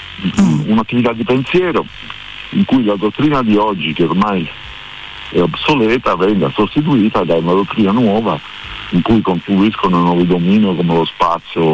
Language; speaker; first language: Italian; native; Italian